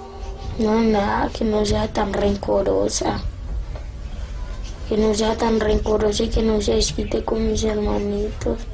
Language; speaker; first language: Spanish; native; Spanish